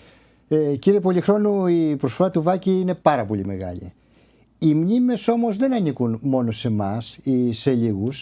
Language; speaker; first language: Greek; native; Greek